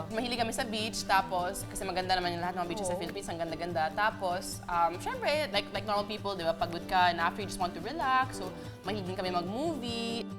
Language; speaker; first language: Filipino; early bilingual, heritage; French